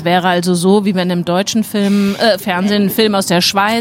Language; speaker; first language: German; native; German